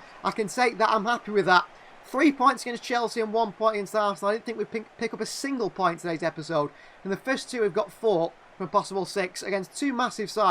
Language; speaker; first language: English; native; English